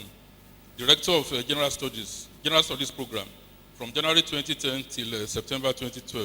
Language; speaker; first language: English; non-native, local second language; Yoruba